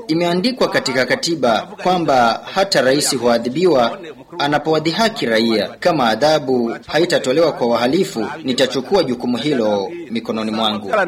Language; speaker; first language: Swahili; non-native, local second language; Rundi